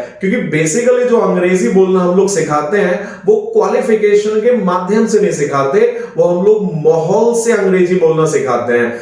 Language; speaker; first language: Hindi; native; Hindi